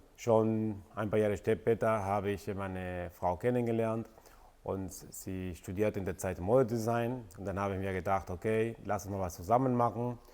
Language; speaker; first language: German; non-native, fluent; Spanish